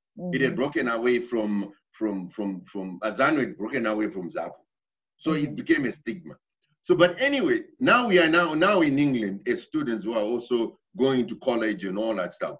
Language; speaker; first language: English; non-native, local second language; Shona